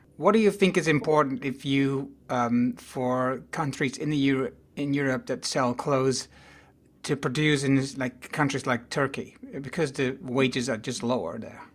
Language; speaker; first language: English; non-native, fluent; Dutch